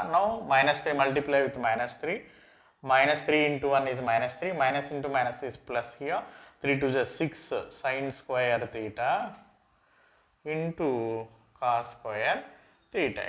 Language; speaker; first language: English; non-native, local second language; Telugu